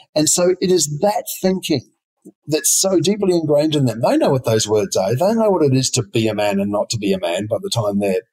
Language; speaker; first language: English; native; English